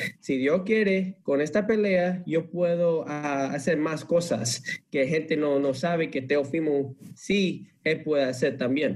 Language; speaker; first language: Spanish; early bilingual, heritage; English